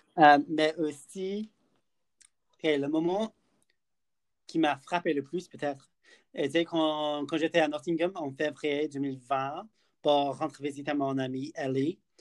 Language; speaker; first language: French; non-native, learner; English